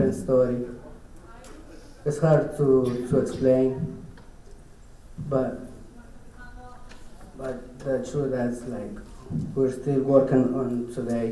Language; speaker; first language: English; non-native, learner; Kʼicheʼ